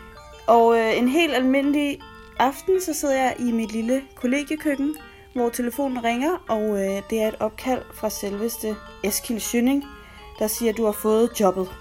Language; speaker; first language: Danish; native; Danish